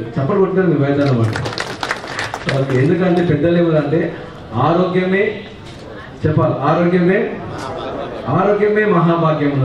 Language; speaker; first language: Telugu; native; Telugu